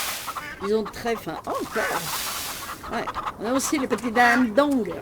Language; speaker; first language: French; native; French